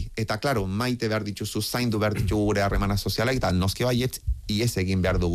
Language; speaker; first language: Basque; native; Basque